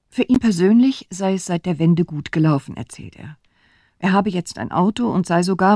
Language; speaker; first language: German; native; German